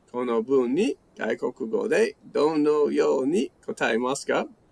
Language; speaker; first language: Japanese; non-native, learner; English